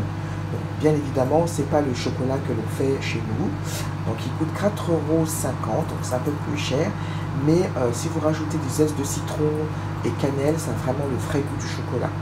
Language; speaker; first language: French; native; French